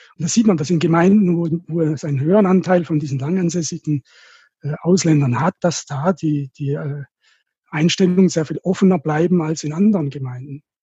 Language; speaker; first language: German; native; German